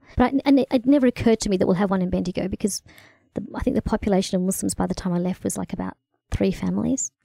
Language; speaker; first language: English; early bilingual, other home language; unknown